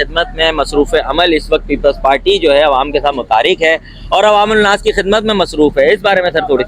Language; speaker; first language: Urdu; native; Urdu